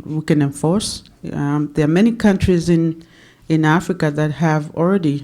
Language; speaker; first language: English; non-native, local second language; Swahili